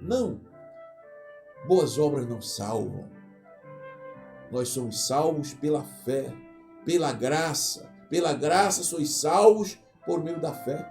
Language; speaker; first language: Portuguese; native; Portuguese